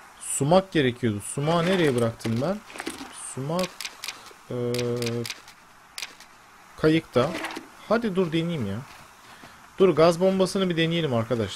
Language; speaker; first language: Turkish; native; Turkish